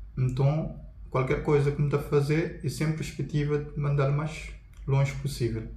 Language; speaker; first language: Portuguese; non-native, local second language; Kabuverdianu